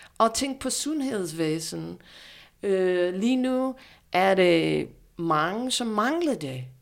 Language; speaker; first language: Danish; non-native, fluent; English